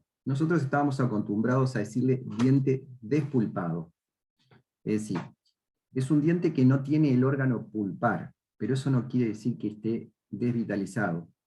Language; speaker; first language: Spanish; native; Spanish